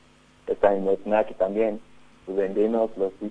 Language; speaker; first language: Spanish; non-native, learner; Yoruba